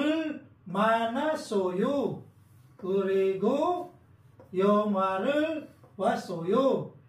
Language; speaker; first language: Korean; non-native, fluent; Filipino